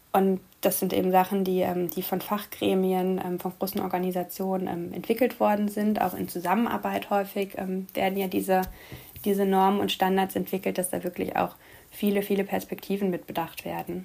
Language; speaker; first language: German; native; German